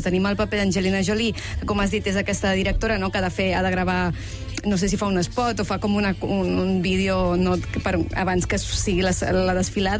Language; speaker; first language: Catalan; native; Catalan